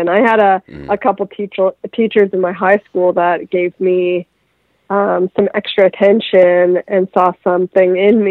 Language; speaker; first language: English; native; English